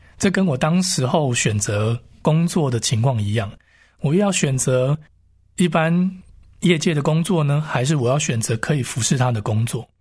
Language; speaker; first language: Chinese; native; Chinese